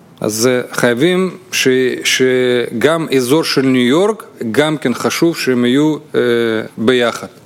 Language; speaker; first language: Hebrew; non-native, fluent; Russian